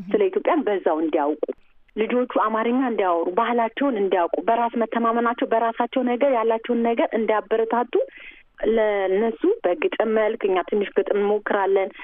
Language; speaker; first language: Amharic; native; Amharic